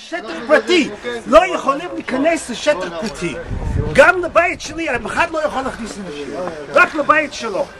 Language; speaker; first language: Hebrew; non-native, local second language; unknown